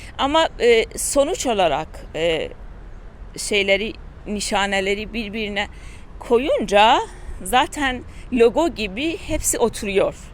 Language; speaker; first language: Turkish; non-native, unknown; Persian